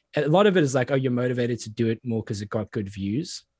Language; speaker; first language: English; native; English